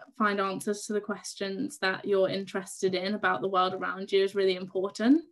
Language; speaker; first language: English; native; English